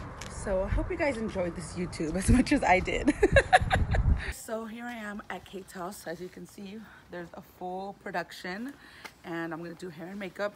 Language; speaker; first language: English; early bilingual, other home language; Spanish